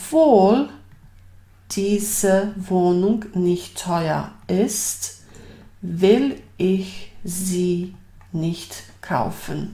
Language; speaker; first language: German; non-native, fluent; Bosnian